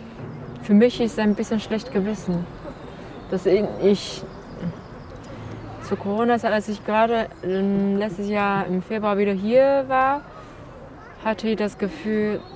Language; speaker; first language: German; non-native, learner; Chinese